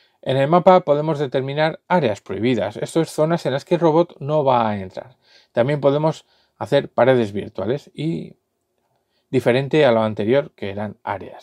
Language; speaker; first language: Spanish; native; Spanish